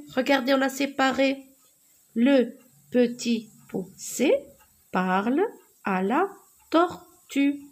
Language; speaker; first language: French; non-native, local second language; Arabic